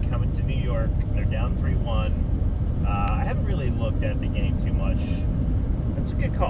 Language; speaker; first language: English; native; English